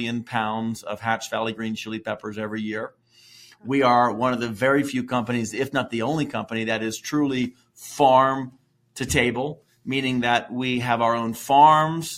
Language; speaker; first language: English; native; English